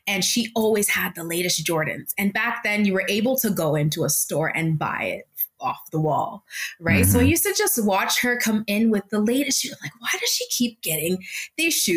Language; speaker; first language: English; native; English